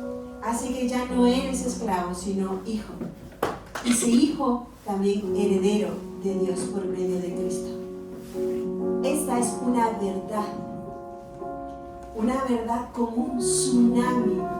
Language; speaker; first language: Spanish; native; Spanish